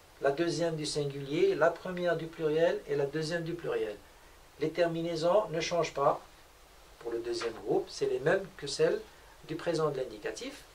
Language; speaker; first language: French; non-native, local second language; Arabic